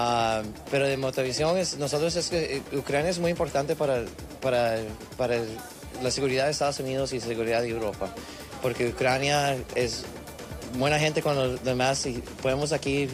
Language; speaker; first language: Spanish; early bilingual, heritage; Spanish